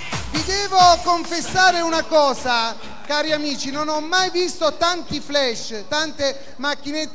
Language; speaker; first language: Italian; native; Italian